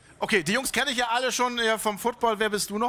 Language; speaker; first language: German; native; German